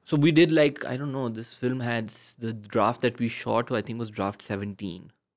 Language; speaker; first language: English; non-native, local second language; Urdu